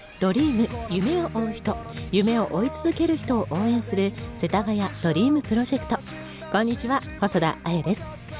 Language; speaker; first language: Japanese; native; Japanese